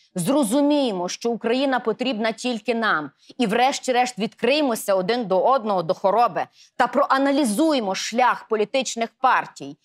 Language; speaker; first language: Ukrainian; native; Ukrainian